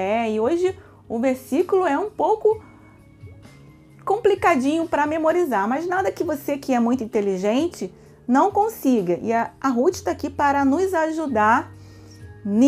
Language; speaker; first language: Portuguese; native; Portuguese